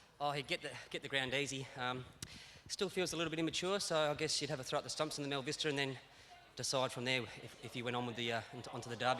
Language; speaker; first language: English; native; English